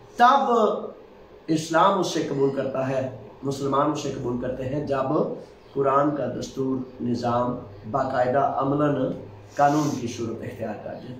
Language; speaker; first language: Urdu; non-native, local second language; Punjabi